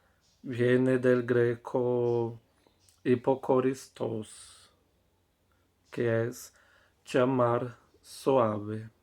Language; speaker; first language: Spanish; non-native, fluent; Portuguese